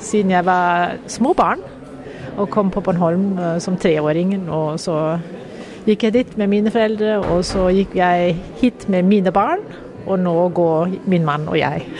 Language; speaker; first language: Danish; non-native, local second language; Norwegian